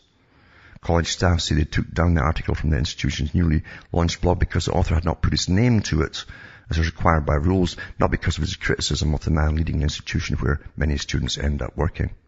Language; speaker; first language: English; native; English